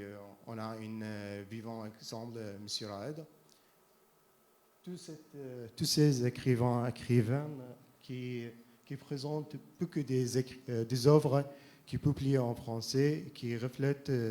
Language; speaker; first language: French; non-native, fluent; Arabic